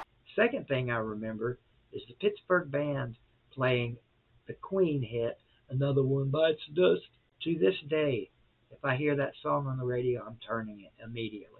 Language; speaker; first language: English; native; English